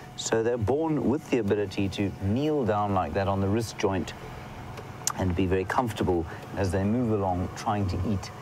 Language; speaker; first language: English; native; English